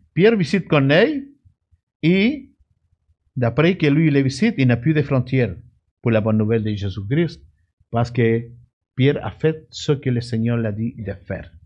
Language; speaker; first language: French; non-native, fluent; Spanish